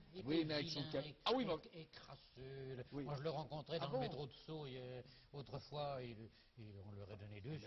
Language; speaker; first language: French; native; French